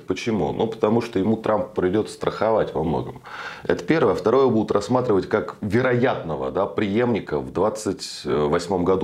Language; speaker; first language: Russian; native; Russian